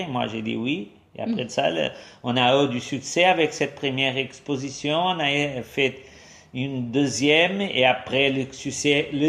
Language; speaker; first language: French; non-native, fluent; Portuguese